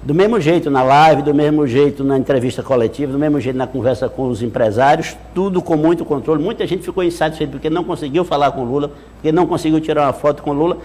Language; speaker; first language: Portuguese; native; Portuguese